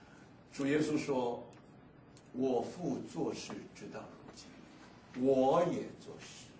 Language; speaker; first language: Chinese; native; Chinese